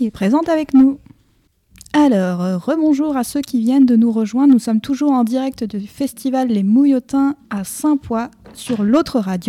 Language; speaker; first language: French; native; French